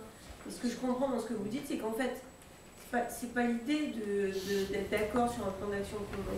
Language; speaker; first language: French; native; French